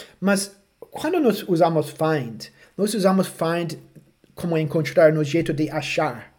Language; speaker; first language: Portuguese; non-native, fluent; English